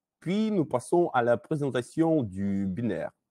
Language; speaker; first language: French; non-native, learner; Russian